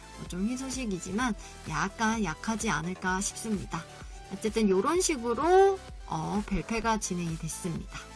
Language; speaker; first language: Korean; native; Korean